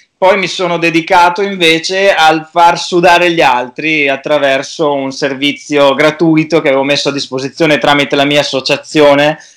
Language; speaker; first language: Italian; native; Italian